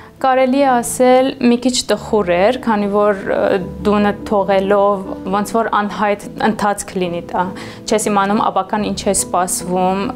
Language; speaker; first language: Armenian; early bilingual, heritage; Armenian